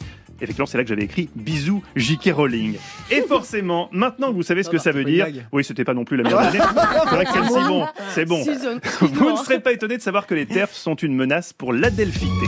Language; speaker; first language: French; native; French